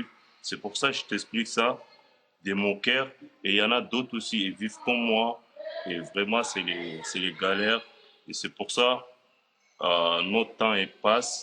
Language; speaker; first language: French; non-native, fluent; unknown